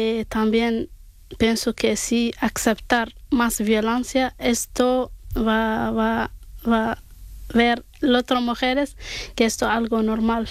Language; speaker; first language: Spanish; non-native, learner; Arabic